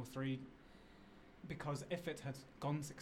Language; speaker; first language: English; native; English